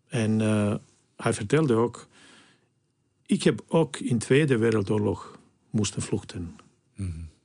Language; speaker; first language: Dutch; non-native, fluent; Bosnian